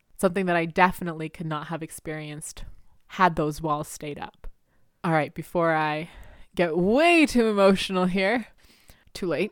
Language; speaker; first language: English; early bilingual, other home language; Spanish